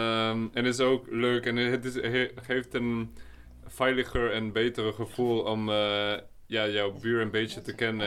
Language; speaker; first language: Dutch; non-native, learner; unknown